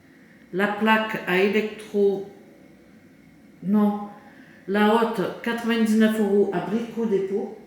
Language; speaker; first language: French; native; French